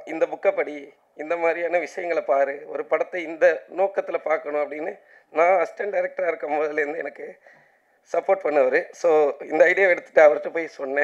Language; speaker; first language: Tamil; native; Tamil